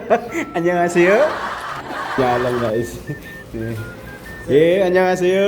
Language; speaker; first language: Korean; non-native, learner; Filipino